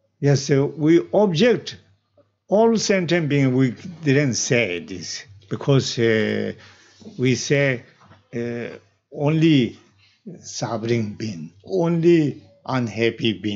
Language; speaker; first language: English; non-native, learner; Tibetan